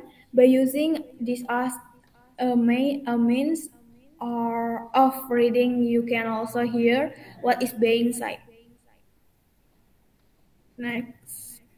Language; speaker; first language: English; non-native, learner; Indonesian